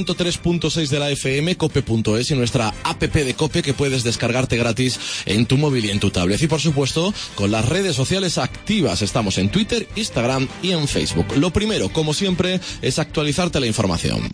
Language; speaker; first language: Spanish; native; Spanish